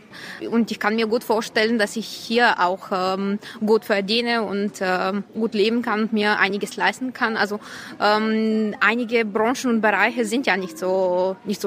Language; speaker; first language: German; non-native, fluent; Bulgarian